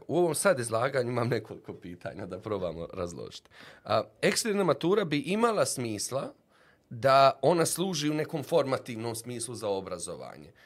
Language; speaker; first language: Bosnian; native; Bosnian